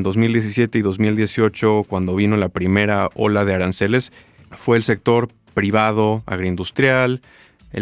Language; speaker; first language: Spanish; native; Spanish